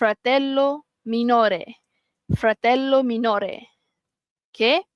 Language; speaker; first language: Italian; non-native, learner; Malay